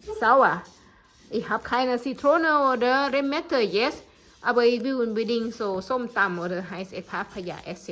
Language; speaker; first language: German; non-native, learner; Thai